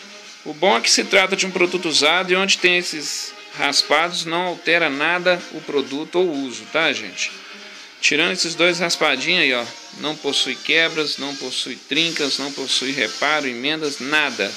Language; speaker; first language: Portuguese; native; Portuguese